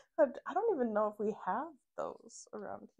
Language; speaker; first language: English; native; English